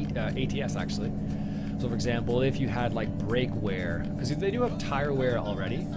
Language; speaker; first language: English; native; English